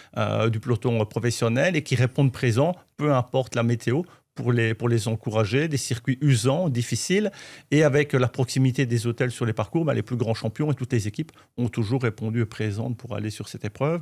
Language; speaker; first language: French; native; French